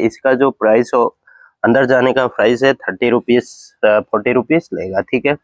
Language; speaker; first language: Hindi; non-native, local second language; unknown